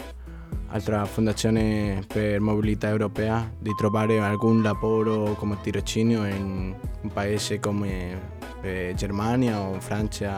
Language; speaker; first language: Italian; non-native, learner; Spanish